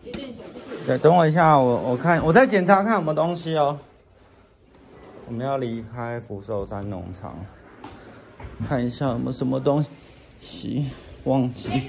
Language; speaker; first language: Chinese; native; Chinese